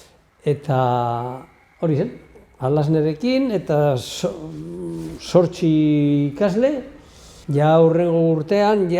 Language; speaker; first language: Basque; non-native, local second language; Spanish